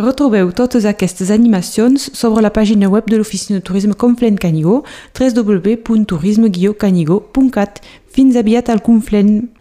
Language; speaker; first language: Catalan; non-native, local second language; French